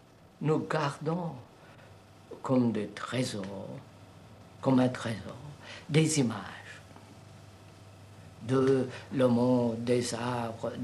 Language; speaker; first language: French; non-native, fluent; Telugu